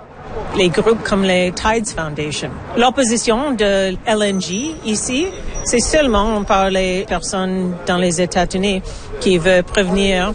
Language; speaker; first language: French; non-native, learner; English